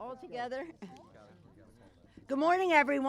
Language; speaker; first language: English; native; English